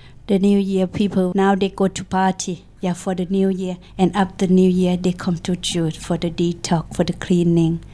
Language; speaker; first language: English; non-native, learner; Thai